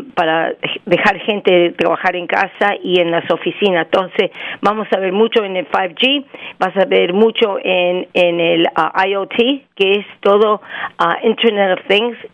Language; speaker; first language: Spanish; native; Spanish